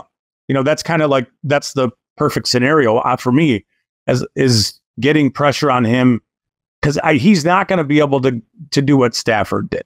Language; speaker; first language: English; native; English